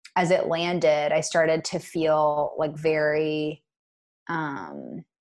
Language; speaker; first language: English; native; English